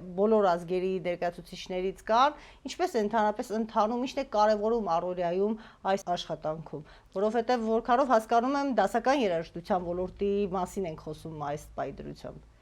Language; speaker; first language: Armenian; native; Armenian